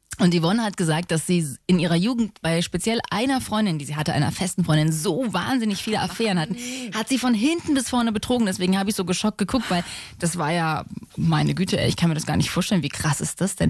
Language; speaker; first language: German; native; German